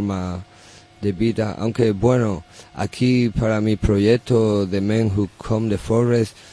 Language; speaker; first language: Spanish; non-native, learner; English